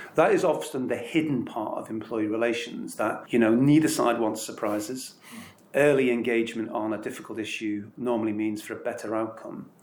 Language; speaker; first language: English; native; English